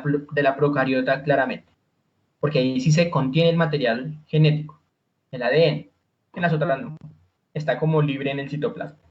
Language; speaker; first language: Spanish; native; Spanish